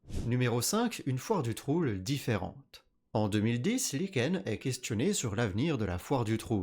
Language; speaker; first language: French; native; French